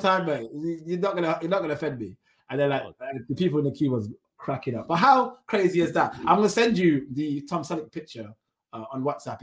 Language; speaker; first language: English; native; English